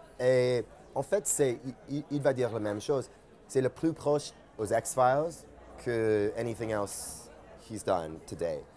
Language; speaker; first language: French; non-native, fluent; English